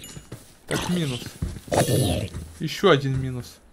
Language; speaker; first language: Russian; native; Russian